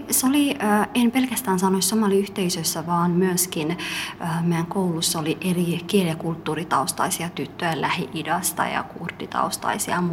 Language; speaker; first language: Finnish; early bilingual, other home language; Somali